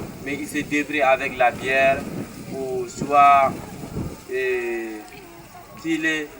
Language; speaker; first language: French; non-native, learner; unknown